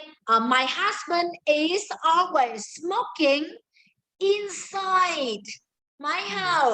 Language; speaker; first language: English; non-native, learner; Vietnamese